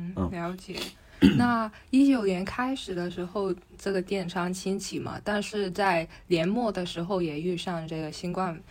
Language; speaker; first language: Chinese; non-native, local second language; Cantonese